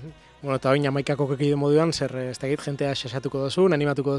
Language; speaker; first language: Basque; native; Basque